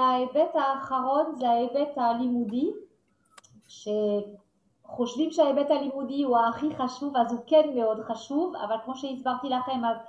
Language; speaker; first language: Hebrew; non-native, fluent; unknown